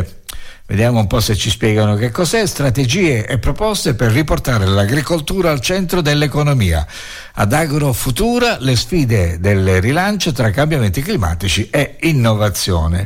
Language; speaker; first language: Italian; native; Italian